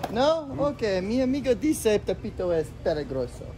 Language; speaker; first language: Spanish; non-native, learner; English